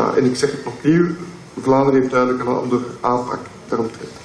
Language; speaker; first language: Dutch; non-native, local second language; French